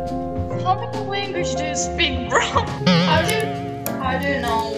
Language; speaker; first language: English; non-native, fluent; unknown